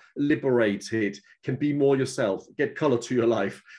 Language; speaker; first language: English; non-native, fluent; Danish